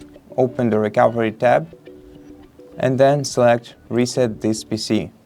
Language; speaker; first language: English; non-native, fluent; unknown